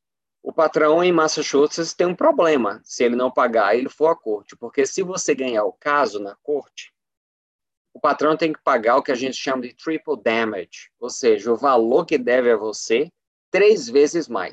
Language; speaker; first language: Portuguese; native; Portuguese